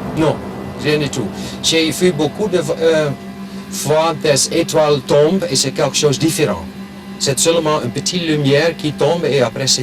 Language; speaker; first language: French; non-native, local second language; German